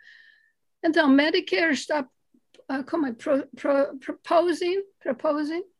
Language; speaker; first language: Portuguese; non-native, fluent; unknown